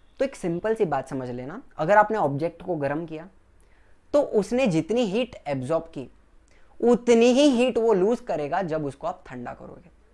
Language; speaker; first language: Hindi; non-native, local second language; Gujarati